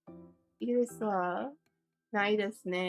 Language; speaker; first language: Japanese; non-native, learner; English